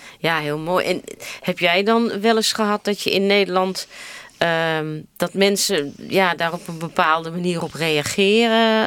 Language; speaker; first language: Dutch; native; Dutch